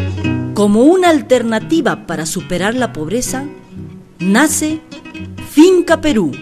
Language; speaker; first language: Spanish; native; Spanish